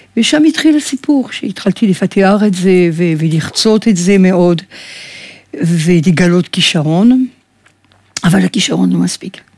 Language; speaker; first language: Hebrew; non-native, fluent; French